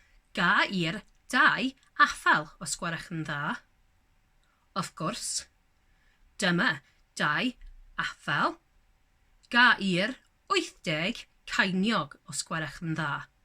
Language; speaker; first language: Welsh; non-native, local second language; English